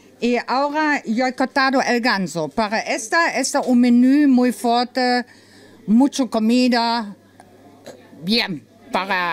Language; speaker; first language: Spanish; non-native, learner; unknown